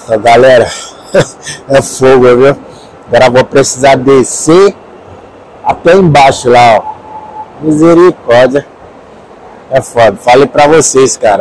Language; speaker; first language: Portuguese; non-native, learner; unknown